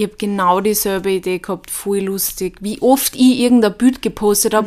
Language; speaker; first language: German; native; German